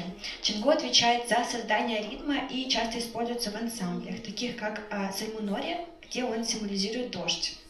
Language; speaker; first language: Russian; native; Russian